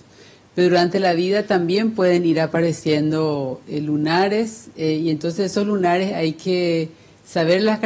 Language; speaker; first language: Spanish; native; Spanish